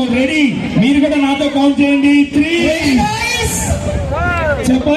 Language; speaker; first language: Telugu; native; Telugu